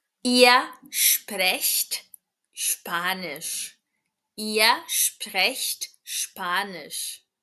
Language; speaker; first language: German; non-native, fluent; Portuguese